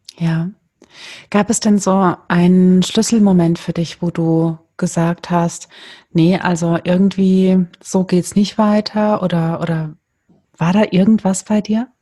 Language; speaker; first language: German; native; German